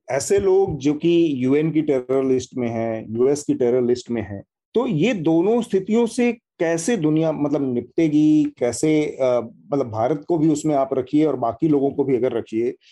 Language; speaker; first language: Hindi; native; Hindi